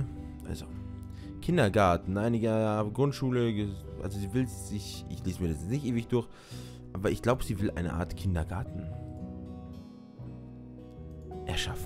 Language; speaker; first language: German; native; German